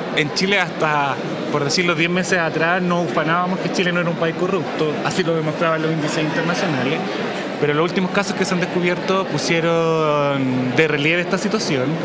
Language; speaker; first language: Spanish; native; Spanish